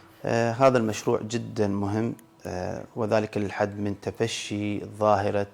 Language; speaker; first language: Arabic; native; Arabic